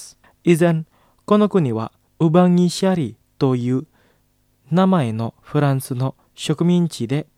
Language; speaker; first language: Japanese; non-native, fluent; Indonesian